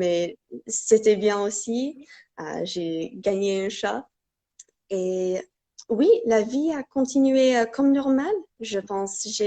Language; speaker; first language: French; non-native, fluent; English